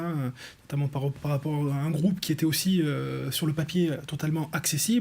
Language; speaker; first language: French; native; French